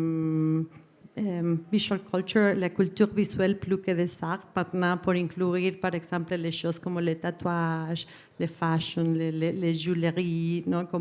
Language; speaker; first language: French; non-native, fluent; Spanish